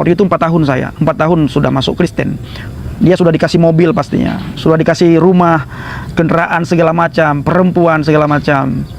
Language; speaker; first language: Indonesian; non-native, local second language; Achinese